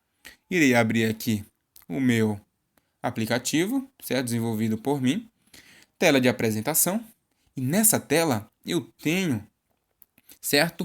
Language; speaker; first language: Portuguese; native; Portuguese